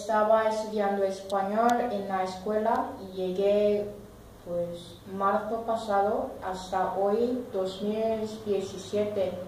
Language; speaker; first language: Spanish; non-native, learner; Korean